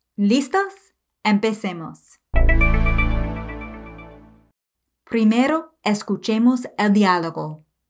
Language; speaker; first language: Spanish; non-native, fluent; English